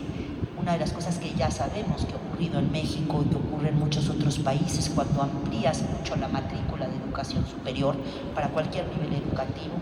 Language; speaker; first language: Spanish; native; Spanish